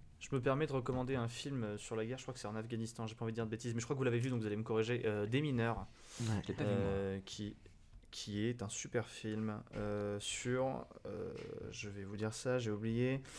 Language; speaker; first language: French; native; French